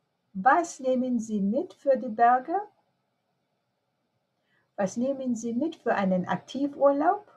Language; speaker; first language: German; non-native, fluent; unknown